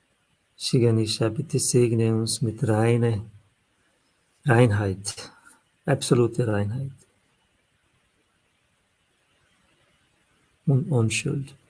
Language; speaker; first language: German; non-native, fluent; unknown